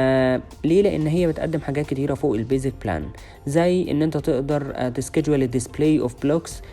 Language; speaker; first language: Arabic; native; Arabic